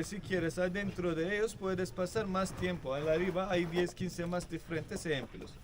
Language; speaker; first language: Spanish; non-native, fluent; Turkish